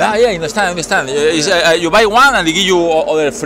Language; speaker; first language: English; non-native, learner; Spanish